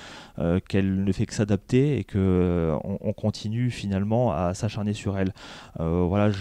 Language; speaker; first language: French; native; French